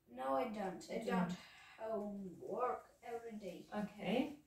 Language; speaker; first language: English; non-native, fluent; Russian